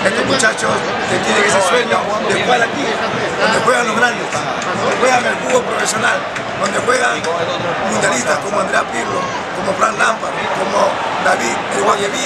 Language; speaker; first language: Spanish; native; Spanish